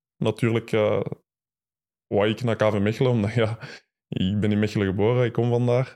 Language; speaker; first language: Dutch; early bilingual, other home language; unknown